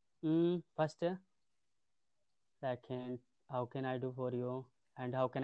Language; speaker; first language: English; non-native, learner; Hindi